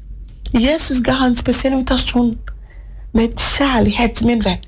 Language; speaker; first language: Norwegian; non-native, fluent; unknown